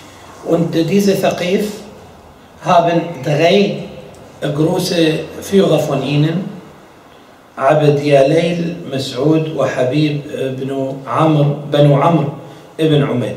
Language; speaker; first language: German; non-native, fluent; Arabic